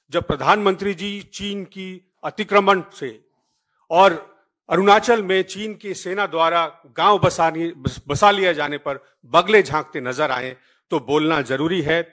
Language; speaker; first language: Hindi; native; Hindi